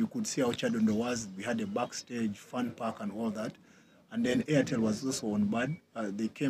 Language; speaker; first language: English; non-native, local second language; Ganda